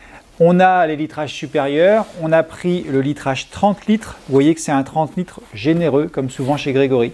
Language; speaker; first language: French; native; French